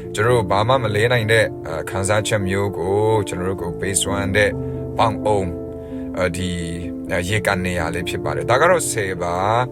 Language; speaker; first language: Burmese; non-native, local second language; Kachin